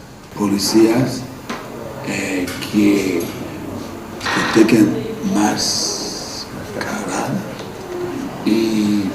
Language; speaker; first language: Spanish; non-native, fluent; Haitian Creole